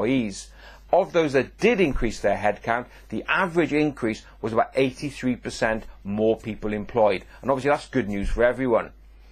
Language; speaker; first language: English; native; English